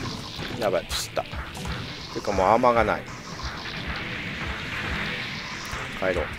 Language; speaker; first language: Japanese; native; Japanese